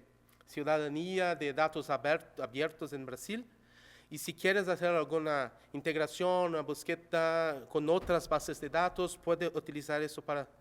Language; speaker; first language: Spanish; non-native, local second language; Portuguese